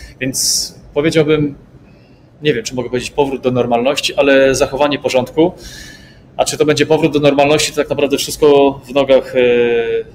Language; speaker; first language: Polish; native; Polish